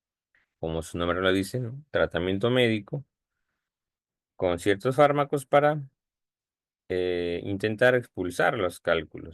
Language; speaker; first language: Spanish; native; Spanish